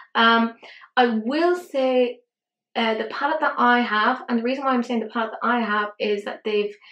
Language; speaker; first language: English; native; English